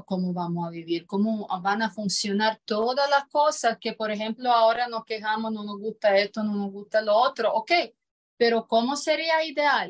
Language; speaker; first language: Spanish; non-native, fluent; Croatian